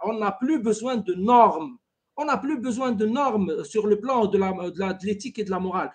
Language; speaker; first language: French; non-native, local second language; Arabic